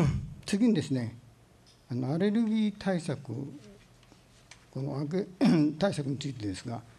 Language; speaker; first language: Japanese; native; Japanese